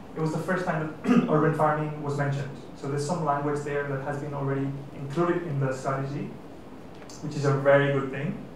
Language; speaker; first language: English; non-native, fluent; Catalan